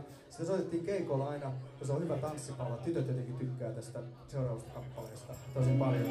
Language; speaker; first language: Finnish; native; Finnish